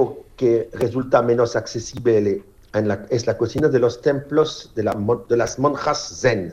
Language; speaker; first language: Spanish; non-native, fluent; French